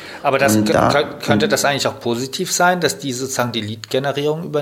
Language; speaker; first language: German; native; German